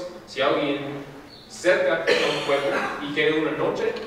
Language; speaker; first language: Spanish; non-native, fluent; English